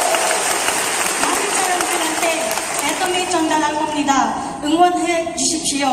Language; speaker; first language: Korean; non-native, learner; Filipino